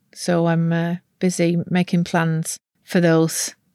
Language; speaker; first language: English; native; English